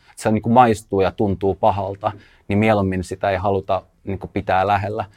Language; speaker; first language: Finnish; early bilingual, other home language; Russian